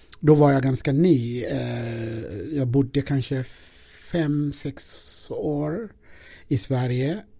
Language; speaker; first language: Swedish; non-native, fluent; Amharic